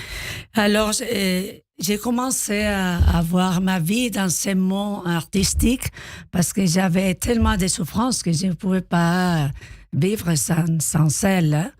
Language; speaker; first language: French; non-native, learner; Spanish